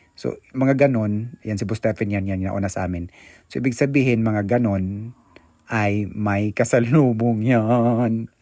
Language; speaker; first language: Filipino; non-native, local second language; Cebuano